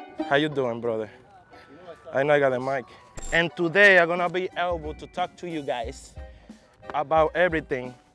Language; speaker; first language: English; non-native, learner; Spanish